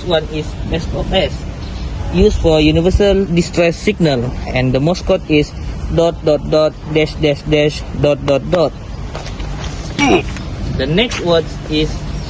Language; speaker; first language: English; non-native, learner; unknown